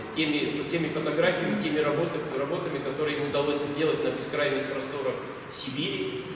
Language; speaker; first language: Russian; native; Russian